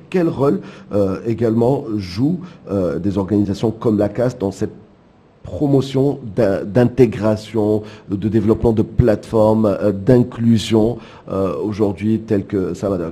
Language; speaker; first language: French; non-native, local second language; Arabic